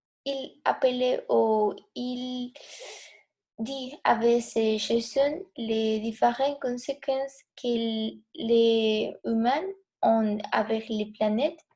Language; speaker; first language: French; non-native, learner; Spanish